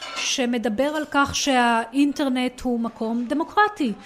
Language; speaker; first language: Hebrew; non-native, local second language; Arabic